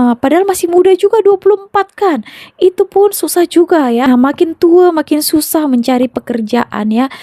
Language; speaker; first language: Indonesian; native; Indonesian